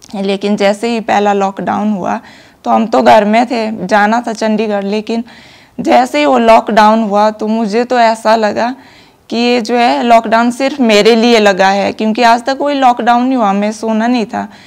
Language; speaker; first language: Hindi; native; Hindi